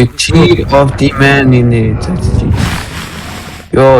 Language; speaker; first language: English; non-native, learner; Mongolian